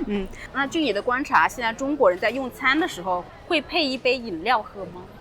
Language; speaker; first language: Chinese; native; Chinese